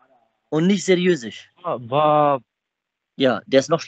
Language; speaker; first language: German; native; German